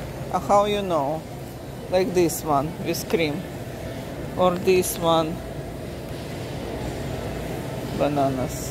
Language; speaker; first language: English; non-native, learner; Russian